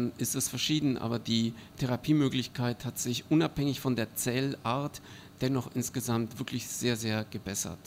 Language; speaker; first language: German; early bilingual, other home language; Spanish